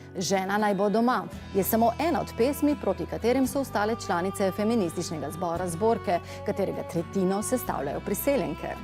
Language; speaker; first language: Slovenian; native; Slovenian